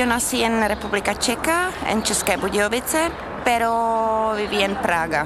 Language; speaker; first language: Spanish; non-native, fluent; Czech